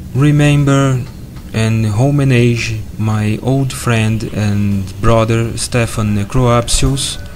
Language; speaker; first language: English; non-native, learner; Portuguese